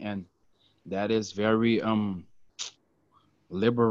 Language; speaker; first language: English; non-native, fluent; Papiamento